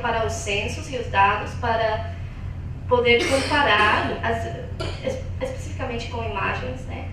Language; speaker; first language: Portuguese; non-native, fluent; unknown